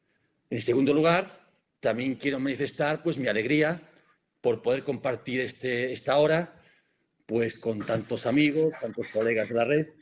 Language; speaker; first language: Spanish; native; Spanish